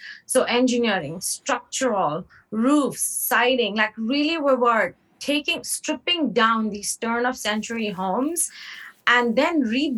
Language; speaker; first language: English; non-native, local second language; Hindi